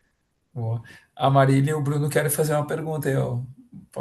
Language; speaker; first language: Portuguese; native; Portuguese